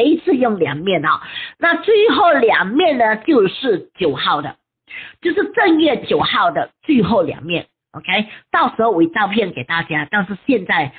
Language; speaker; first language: Chinese; native; Chinese